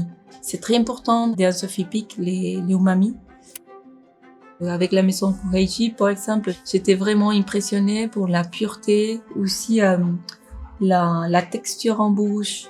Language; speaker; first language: French; non-native, fluent; Spanish